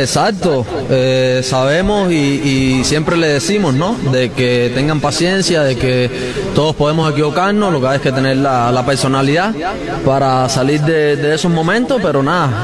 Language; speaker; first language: Spanish; native; Spanish